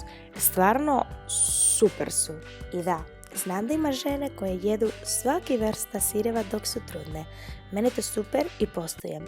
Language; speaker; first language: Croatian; non-native, fluent; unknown